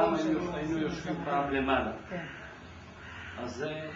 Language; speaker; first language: Hebrew; non-native, fluent; Ladino